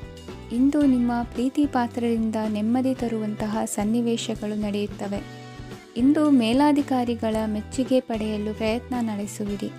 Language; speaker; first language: Kannada; native; Kannada